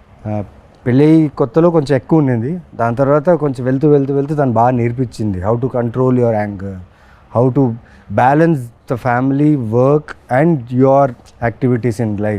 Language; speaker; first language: Telugu; native; Telugu